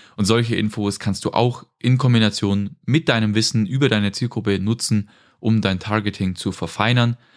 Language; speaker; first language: German; native; German